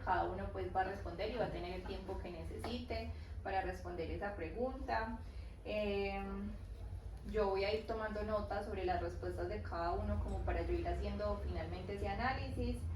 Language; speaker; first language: Spanish; native; Spanish